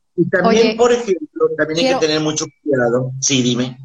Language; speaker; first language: Spanish; native; Spanish